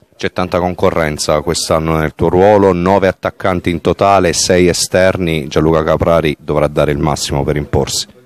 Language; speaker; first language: Italian; native; Italian